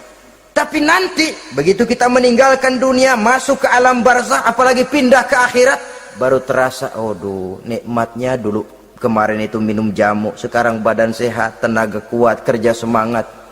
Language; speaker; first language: Indonesian; native; Indonesian